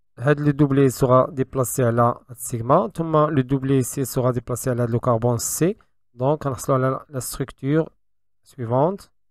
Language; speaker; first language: French; non-native, local second language; Arabic